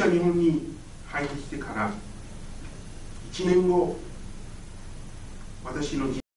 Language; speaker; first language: Japanese; non-native, fluent; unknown